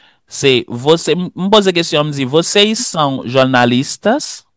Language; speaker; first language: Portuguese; non-native, fluent; Haitian Creole